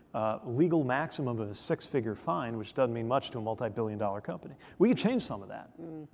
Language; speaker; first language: English; native; English